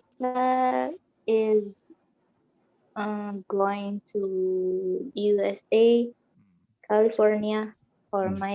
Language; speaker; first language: English; non-native, learner; Indonesian